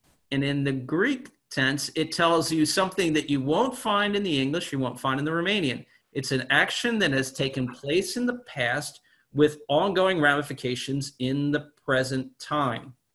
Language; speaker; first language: English; native; English